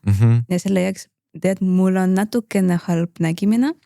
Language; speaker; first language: Estonian; non-native, local second language; Russian